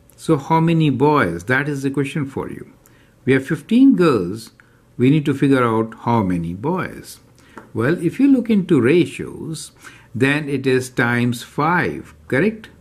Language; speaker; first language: English; non-native, local second language; Hindi